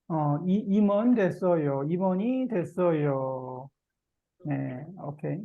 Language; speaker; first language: Korean; native; Korean